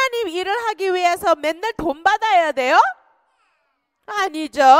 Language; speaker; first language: Korean; native; Korean